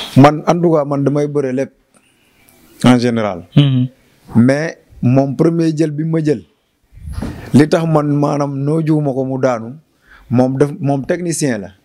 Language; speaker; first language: Wolof; non-native, local second language; Serer